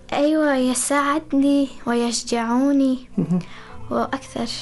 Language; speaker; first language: Arabic; non-native, learner; Persian